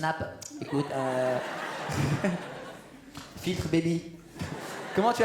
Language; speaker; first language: French; native; French